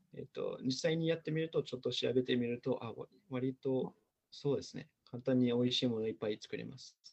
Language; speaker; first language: Japanese; non-native, fluent; English